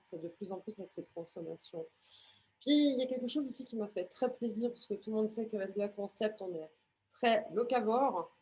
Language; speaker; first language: French; native; French